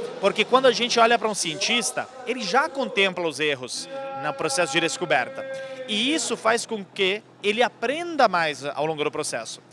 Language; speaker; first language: Portuguese; non-native, fluent; Italian